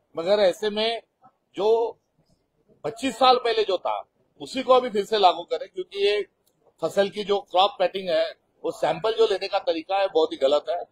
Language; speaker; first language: Hindi; non-native, local second language; Marathi